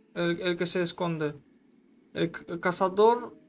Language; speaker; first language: Spanish; non-native, learner; Russian